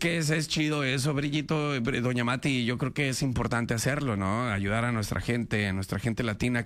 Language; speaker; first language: Spanish; native; Spanish